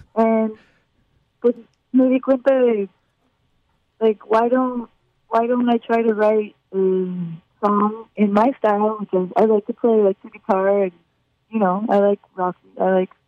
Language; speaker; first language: English; early bilingual, other home language; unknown